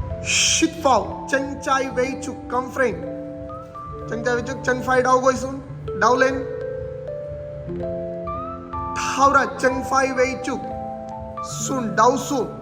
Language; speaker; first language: Vietnamese; non-native, learner; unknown